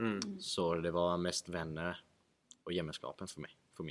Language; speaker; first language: Swedish; early bilingual, other home language; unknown